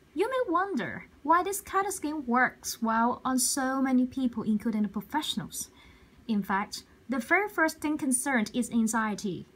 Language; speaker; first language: English; non-native, local second language; Cantonese